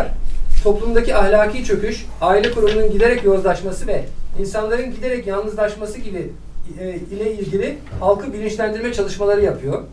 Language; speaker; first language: Turkish; native; Turkish